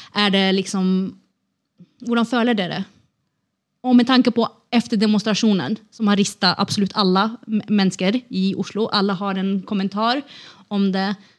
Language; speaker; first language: Norwegian; non-native, fluent; Kurdish